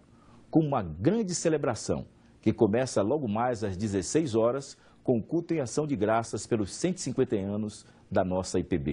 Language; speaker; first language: Portuguese; native; Portuguese